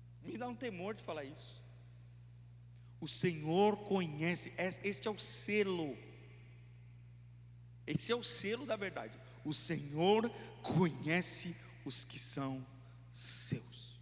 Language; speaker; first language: Portuguese; native; Portuguese